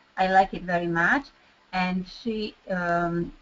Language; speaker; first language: English; non-native, learner; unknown